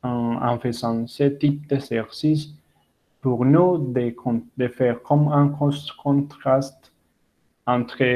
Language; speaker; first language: French; non-native, learner; Spanish